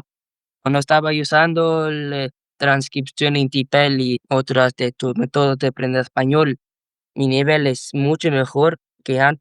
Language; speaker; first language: Spanish; non-native, learner; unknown